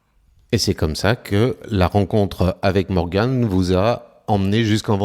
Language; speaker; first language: French; native; French